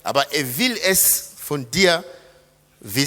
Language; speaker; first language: German; non-native, fluent; Lingala